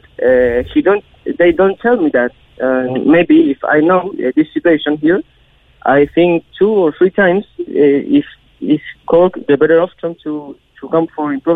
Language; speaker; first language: English; non-native, learner; Spanish